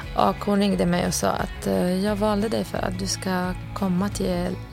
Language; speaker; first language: Swedish; non-native, fluent; Arabic